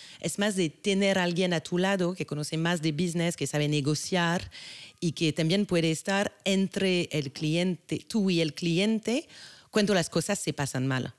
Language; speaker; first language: Spanish; non-native, fluent; French